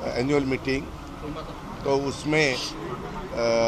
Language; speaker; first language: Hindi; non-native, local second language; Marathi